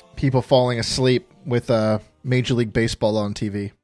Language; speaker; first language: English; native; English